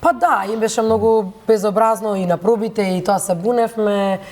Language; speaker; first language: Macedonian; native; Macedonian